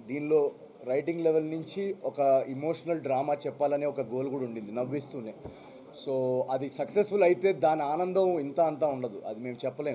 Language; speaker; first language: Telugu; native; Telugu